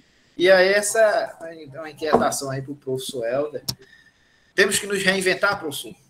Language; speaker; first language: Portuguese; native; Portuguese